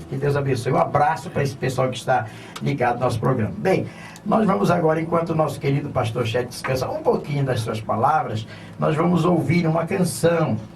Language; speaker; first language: Portuguese; native; Portuguese